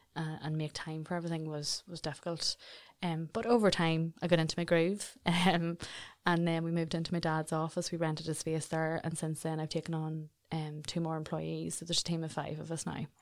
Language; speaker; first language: English; native; English